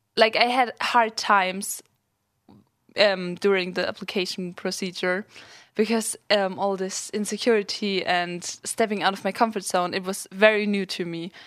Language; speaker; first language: English; non-native, fluent; German